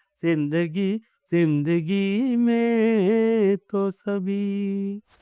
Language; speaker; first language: Urdu; native; Urdu